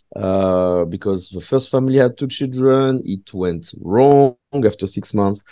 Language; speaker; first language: English; non-native, fluent; French